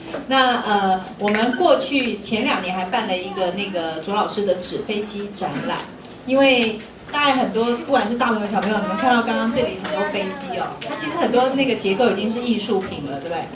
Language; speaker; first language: Chinese; native; Chinese